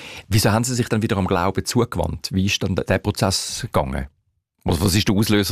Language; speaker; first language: German; native; German